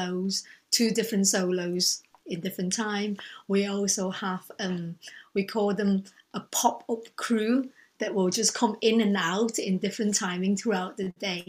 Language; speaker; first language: English; non-native, local second language; Cantonese